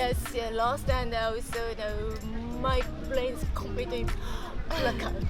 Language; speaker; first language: English; non-native, fluent; Japanese